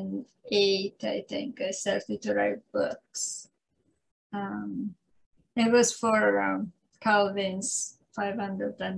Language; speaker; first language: English; non-native, fluent; Italian